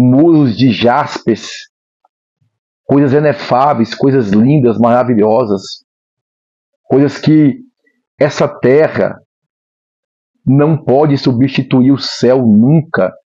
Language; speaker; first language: Portuguese; native; Portuguese